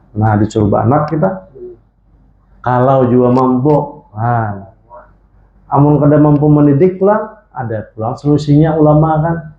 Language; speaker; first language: Indonesian; non-native, local second language; Banjar